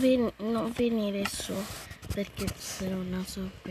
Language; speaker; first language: Italian; early bilingual, other home language; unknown